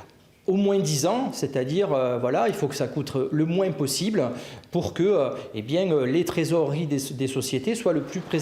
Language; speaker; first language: French; native; French